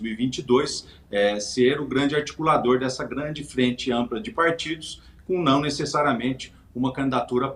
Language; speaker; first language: Portuguese; native; Portuguese